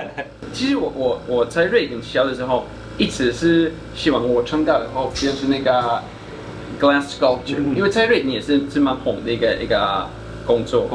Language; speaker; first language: Chinese; non-native, fluent; Swedish